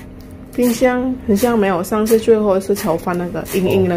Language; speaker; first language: Chinese; non-native, learner; Indonesian